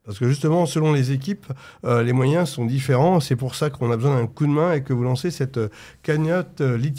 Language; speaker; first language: French; native; French